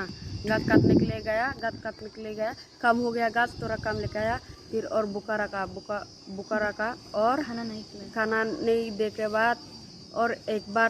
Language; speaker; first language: Hindi; non-native, local second language; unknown